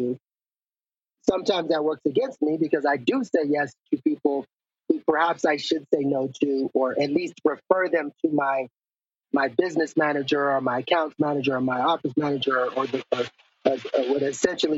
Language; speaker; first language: English; native; English